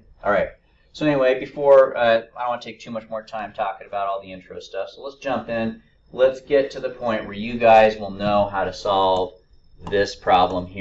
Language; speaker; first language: English; native; English